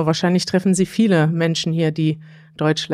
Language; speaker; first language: German; native; German